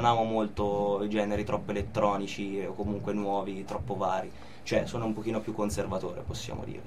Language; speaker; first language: Italian; native; Italian